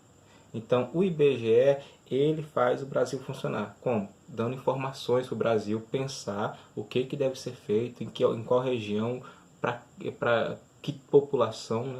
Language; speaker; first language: Portuguese; native; Portuguese